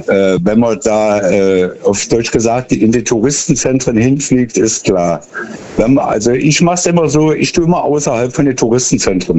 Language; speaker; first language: German; native; German